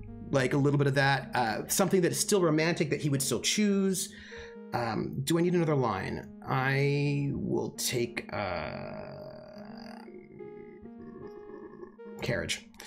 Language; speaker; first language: English; native; English